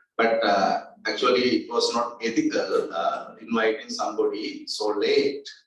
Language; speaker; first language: English; non-native, local second language; Sinhala